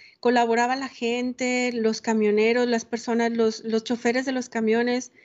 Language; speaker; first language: Spanish; native; Spanish